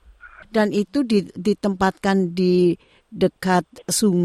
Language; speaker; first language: Indonesian; native; Indonesian